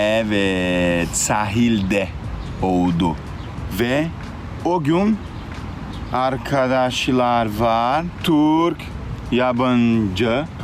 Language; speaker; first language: Turkish; non-native, learner; Portuguese